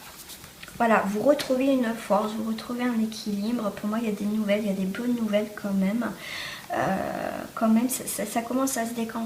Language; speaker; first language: French; native; French